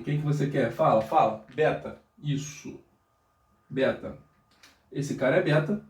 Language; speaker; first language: Portuguese; native; Portuguese